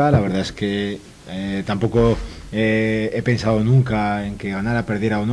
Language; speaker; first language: Spanish; native; Spanish